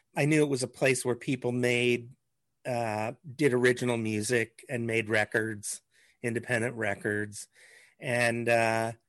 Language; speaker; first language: English; native; English